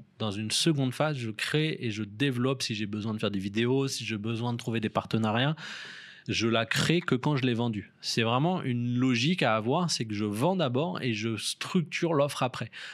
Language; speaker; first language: French; native; French